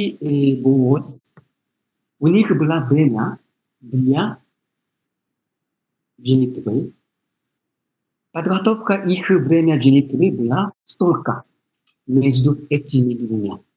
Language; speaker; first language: Russian; non-native, learner; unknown